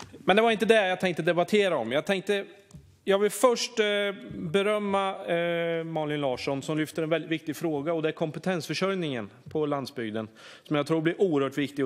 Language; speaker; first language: Swedish; native; Swedish